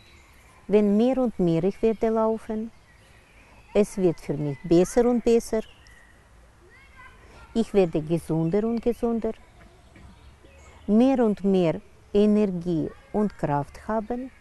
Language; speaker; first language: German; non-native, learner; Russian